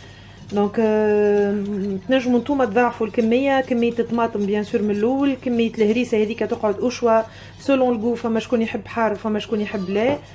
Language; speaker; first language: Arabic; native; Arabic